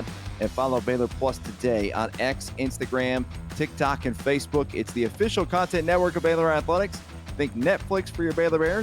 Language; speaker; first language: English; native; English